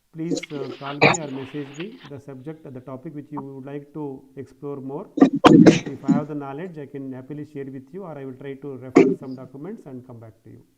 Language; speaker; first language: English; non-native, local second language; Kannada